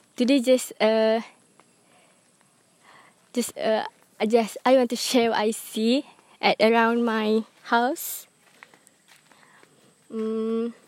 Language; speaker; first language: English; non-native, learner; Malay